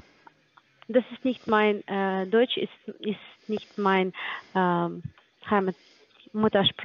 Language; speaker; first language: German; non-native, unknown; Polish